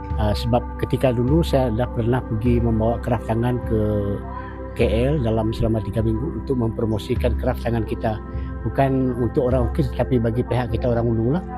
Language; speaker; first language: Malay; non-native, local second language; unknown